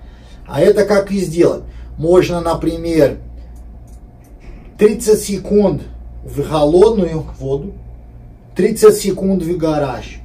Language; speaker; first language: Russian; non-native, learner; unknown